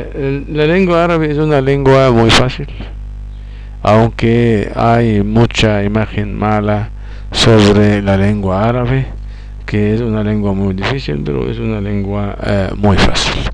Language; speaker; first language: Spanish; non-native, fluent; Arabic